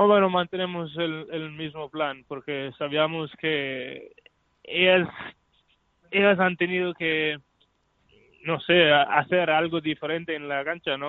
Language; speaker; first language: Spanish; non-native, learner; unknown